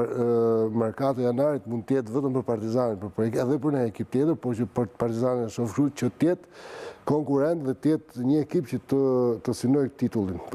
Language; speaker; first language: Albanian; native; Albanian